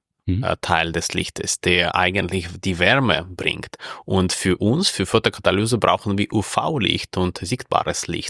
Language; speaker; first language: German; non-native, fluent; Russian